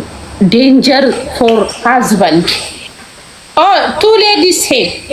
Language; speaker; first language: English; non-native, learner; Amharic